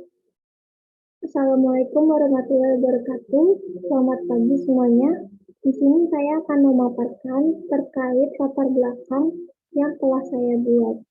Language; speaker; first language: Indonesian; native; Indonesian